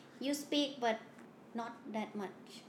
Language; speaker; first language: English; non-native, learner; Thai